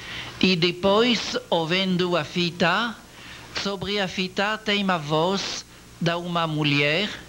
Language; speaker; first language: Portuguese; non-native, learner; French